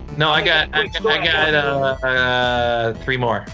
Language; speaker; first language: English; native; English